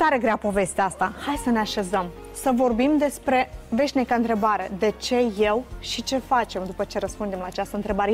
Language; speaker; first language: Romanian; native; Romanian